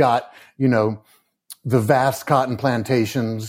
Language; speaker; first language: English; native; English